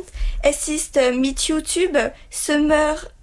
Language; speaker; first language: German; non-native, learner; French